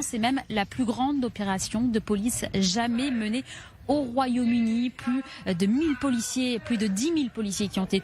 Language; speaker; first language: French; native; French